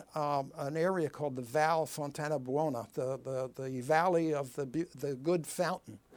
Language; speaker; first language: English; early bilingual, other home language; Italian